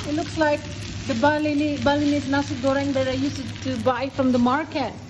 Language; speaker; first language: English; non-native, fluent; Batak Toba